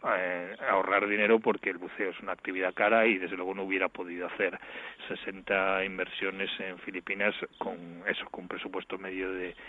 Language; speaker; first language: Spanish; native; Spanish